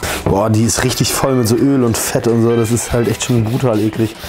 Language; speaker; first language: German; native; German